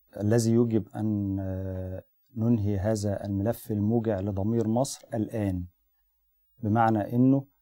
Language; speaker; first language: Arabic; native; Arabic